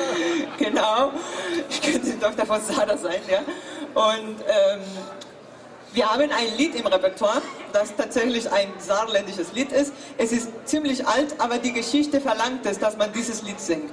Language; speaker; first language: German; non-native, fluent; Spanish